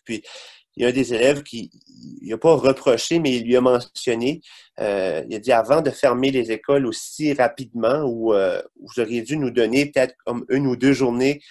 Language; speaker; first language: French; native; French